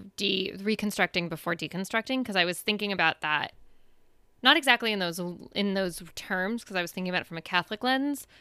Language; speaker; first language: English; early bilingual, other home language; Spanish